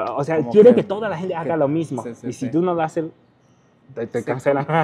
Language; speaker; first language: Spanish; non-native, fluent; Chinese